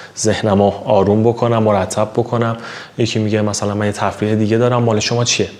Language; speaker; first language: Persian; native; Persian